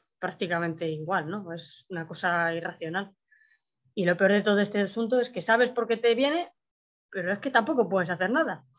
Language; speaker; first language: Spanish; native; Spanish